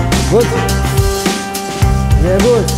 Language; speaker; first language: German; non-native, fluent; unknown